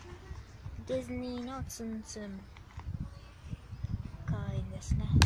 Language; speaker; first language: Japanese; non-native, fluent; German